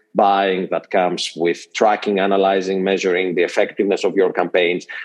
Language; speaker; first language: English; non-native, fluent; Greek